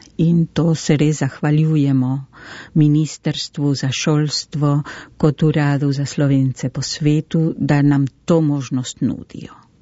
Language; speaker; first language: Slovenian; early bilingual, heritage; Slovenian